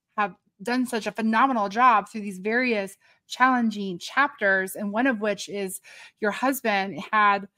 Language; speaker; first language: English; native; English